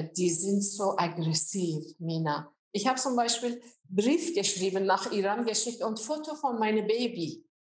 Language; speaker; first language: German; non-native, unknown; Azerbaijani